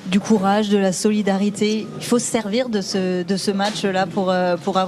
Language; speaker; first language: French; native; French